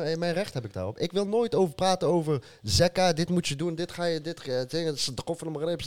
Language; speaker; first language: Dutch; early bilingual, other home language; Arabic